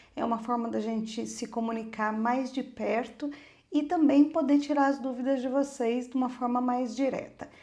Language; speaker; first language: Portuguese; native; Portuguese